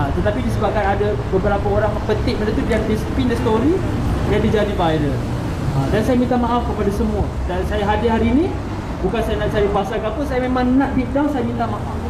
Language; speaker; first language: Malay; native; Malay